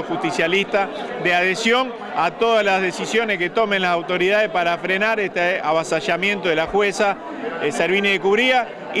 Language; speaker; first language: Spanish; native; Spanish